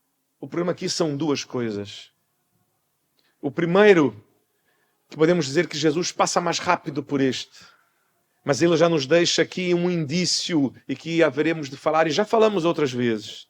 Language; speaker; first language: Portuguese; native; Portuguese